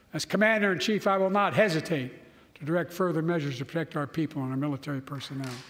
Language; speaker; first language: English; native; English